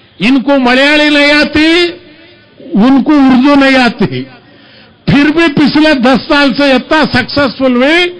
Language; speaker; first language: Urdu; native; Urdu